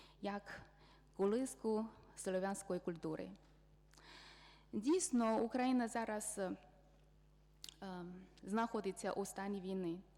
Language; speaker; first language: Ukrainian; non-native, fluent; Chinese